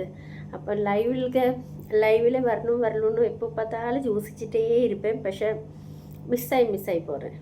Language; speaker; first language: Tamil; non-native, local second language; Malayalam